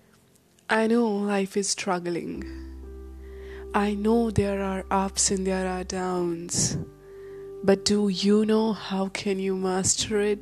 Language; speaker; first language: English; non-native, local second language; Hindi